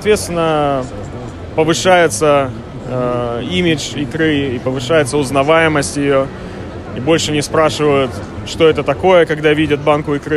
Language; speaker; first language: Russian; native; Russian